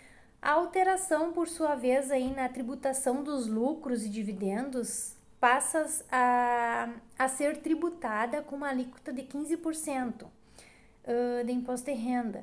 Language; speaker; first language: Portuguese; native; Portuguese